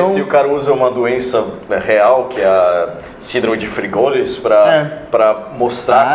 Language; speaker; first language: Portuguese; native; Portuguese